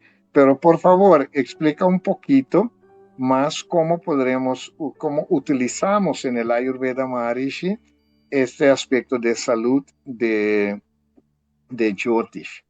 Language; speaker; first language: Spanish; non-native, fluent; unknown